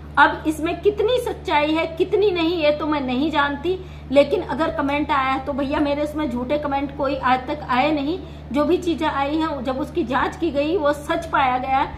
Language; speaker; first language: Hindi; native; Hindi